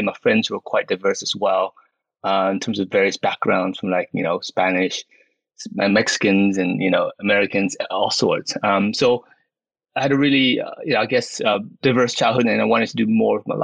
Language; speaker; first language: English; early bilingual, other home language; Min Nan Chinese